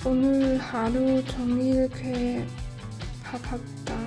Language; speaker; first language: Korean; non-native, learner; German